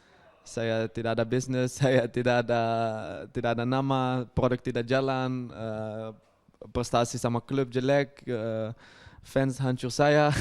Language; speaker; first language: Indonesian; non-native, fluent; Dutch